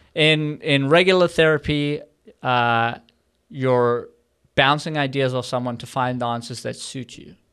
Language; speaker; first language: English; native; English